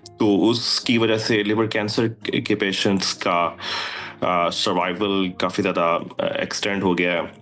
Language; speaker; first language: Urdu; native; Urdu